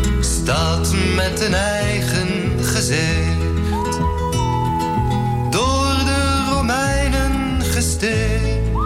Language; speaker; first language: Dutch; non-native, learner; Spanish